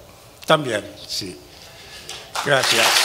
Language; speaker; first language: Spanish; non-native, learner; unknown